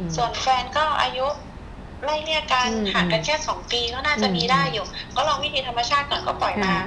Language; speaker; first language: Thai; native; Thai